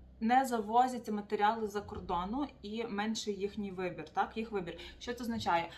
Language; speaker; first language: Ukrainian; native; Ukrainian